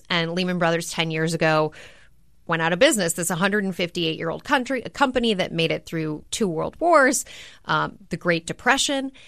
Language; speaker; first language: English; native; English